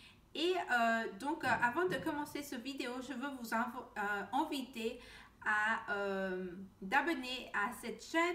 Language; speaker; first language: French; non-native, learner; Spanish